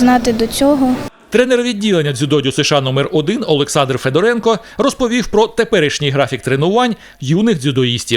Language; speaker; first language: Ukrainian; native; Ukrainian